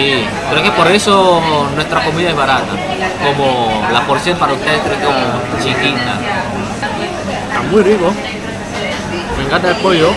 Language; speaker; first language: Spanish; non-native, fluent; Indonesian